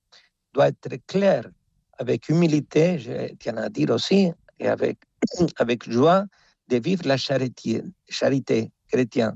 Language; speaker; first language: French; non-native, fluent; Spanish